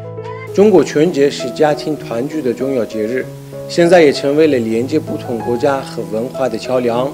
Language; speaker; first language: Chinese; non-native, fluent; Persian